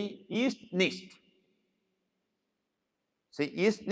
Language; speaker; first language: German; non-native, learner; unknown